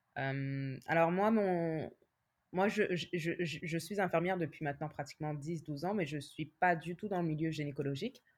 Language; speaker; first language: French; native; French